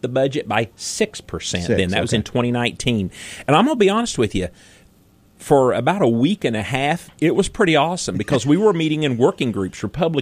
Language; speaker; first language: English; native; English